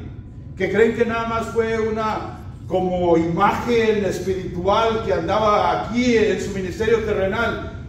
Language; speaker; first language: Spanish; native; Spanish